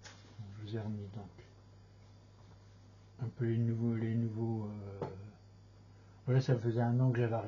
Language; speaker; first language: French; native; French